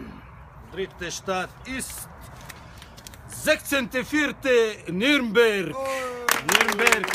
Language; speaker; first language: German; non-native, learner; Bosnian